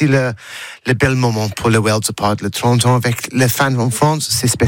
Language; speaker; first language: French; non-native, learner; English